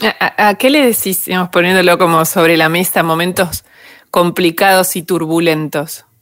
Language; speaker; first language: Spanish; native; Spanish